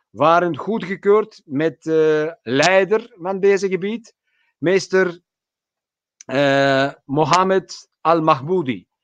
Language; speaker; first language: Dutch; non-native, fluent; Georgian